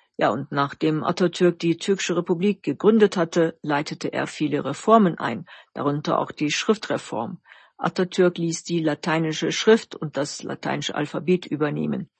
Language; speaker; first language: German; non-native, fluent; Turkish